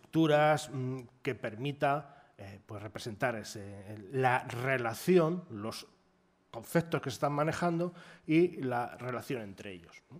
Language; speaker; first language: Spanish; native; Spanish